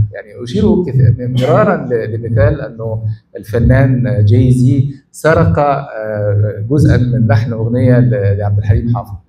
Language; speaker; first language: Arabic; native; Arabic